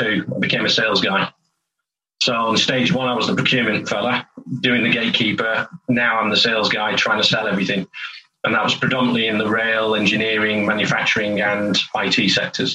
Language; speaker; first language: English; native; English